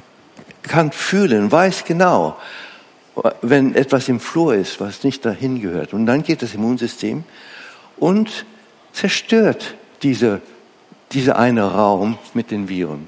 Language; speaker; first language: German; non-native, fluent; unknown